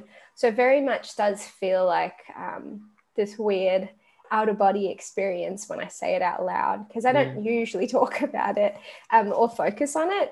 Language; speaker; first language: English; native; English